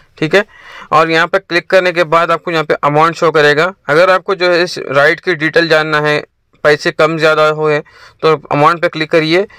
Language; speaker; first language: Hindi; native; Hindi